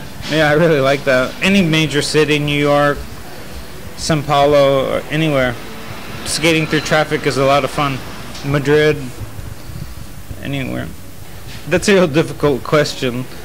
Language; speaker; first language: English; native; English